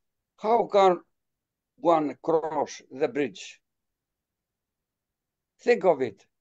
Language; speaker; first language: English; non-native, fluent; Greek